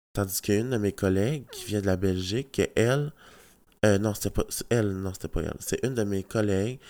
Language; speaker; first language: French; native; French